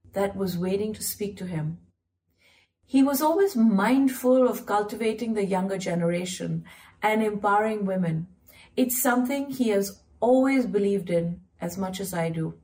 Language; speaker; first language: English; non-native, local second language; Hindi